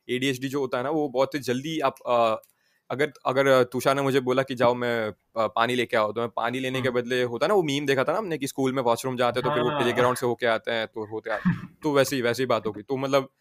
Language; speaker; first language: Hindi; non-native, local second language; Gujarati